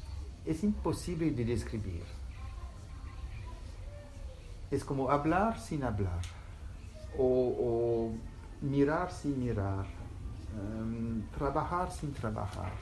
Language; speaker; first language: Spanish; non-native, fluent; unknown